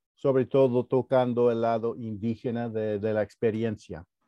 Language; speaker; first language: Spanish; early bilingual, heritage; Spanish